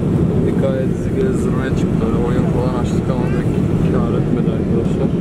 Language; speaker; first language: Turkish; native; Turkish